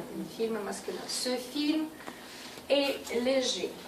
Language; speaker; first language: French; non-native, fluent; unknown